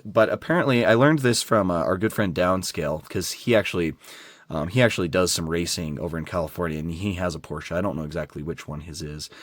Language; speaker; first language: English; native; English